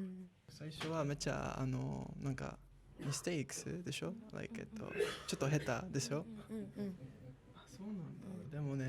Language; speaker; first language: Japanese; non-native, learner; English